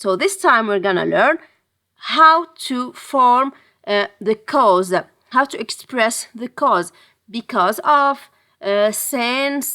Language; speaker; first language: English; non-native, fluent; French